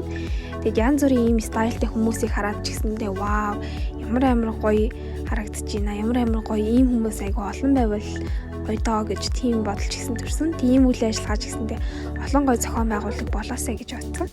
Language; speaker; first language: Mongolian; native; Mongolian